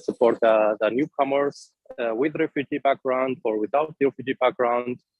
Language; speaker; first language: English; non-native, fluent; Arabic